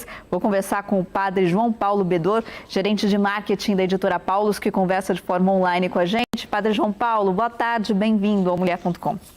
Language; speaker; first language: Portuguese; native; Portuguese